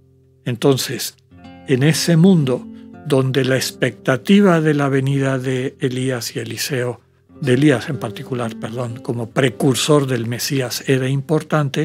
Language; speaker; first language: Spanish; native; Spanish